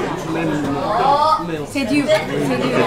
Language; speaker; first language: French; non-native, learner; Japanese